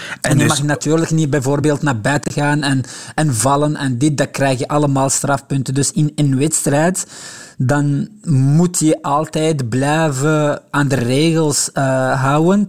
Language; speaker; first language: Dutch; non-native, local second language; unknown